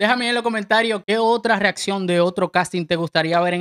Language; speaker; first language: Spanish; native; Spanish